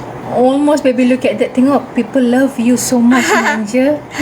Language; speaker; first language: English; non-native, local second language; Malay